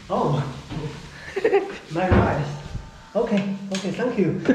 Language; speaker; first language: English; non-native, learner; Chinese